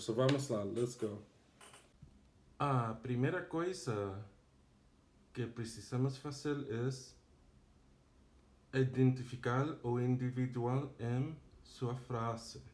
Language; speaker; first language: Portuguese; non-native, fluent; English